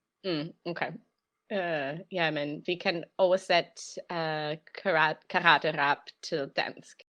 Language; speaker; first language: Danish; non-native, learner; English